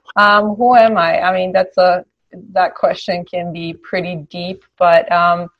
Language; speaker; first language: English; early bilingual, other home language; Polish